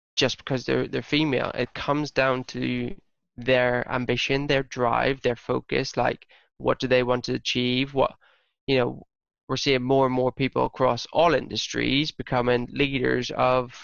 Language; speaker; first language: English; native; English